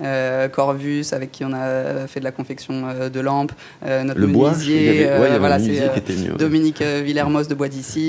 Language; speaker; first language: French; native; French